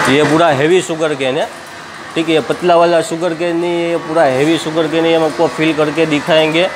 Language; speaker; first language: Hindi; non-native, local second language; Gujarati